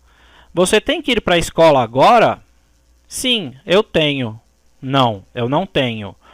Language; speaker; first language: Portuguese; native; Portuguese